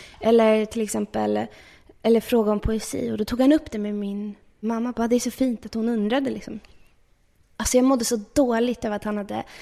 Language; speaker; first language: Swedish; early bilingual, other home language; Persian